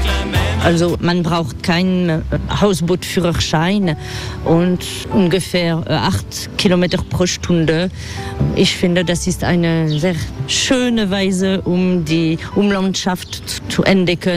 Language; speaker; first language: German; non-native, fluent; French